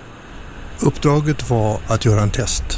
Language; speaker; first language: Swedish; native; Swedish